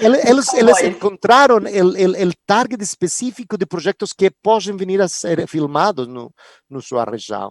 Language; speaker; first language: Portuguese; non-native, fluent; Spanish